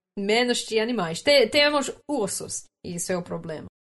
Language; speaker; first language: Portuguese; non-native, learner; English